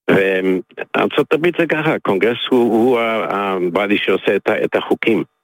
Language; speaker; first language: Hebrew; non-native, fluent; English